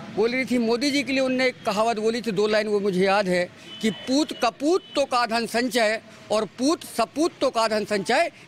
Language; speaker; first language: Hindi; native; Hindi